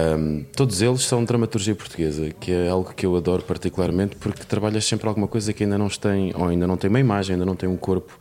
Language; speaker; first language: Portuguese; native; Portuguese